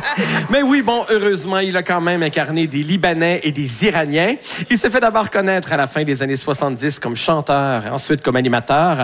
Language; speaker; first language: French; native; French